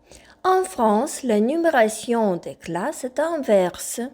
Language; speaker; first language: French; non-native, fluent; Ukrainian